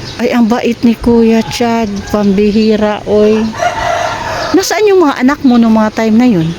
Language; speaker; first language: Filipino; native; Filipino